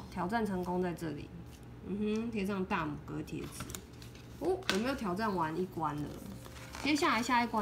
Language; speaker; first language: Chinese; native; Chinese